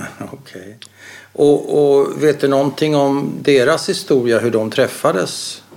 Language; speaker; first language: Swedish; early bilingual, other home language; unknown